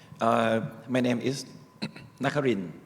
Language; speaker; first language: English; non-native, learner; Thai